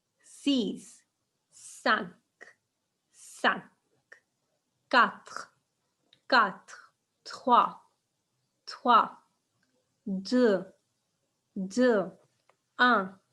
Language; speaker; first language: French; non-native, fluent; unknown